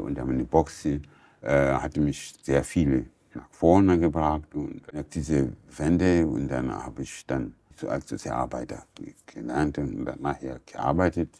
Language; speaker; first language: German; non-native, learner; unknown